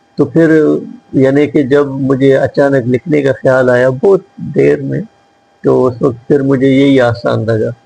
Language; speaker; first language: Urdu; non-native, local second language; Sindhi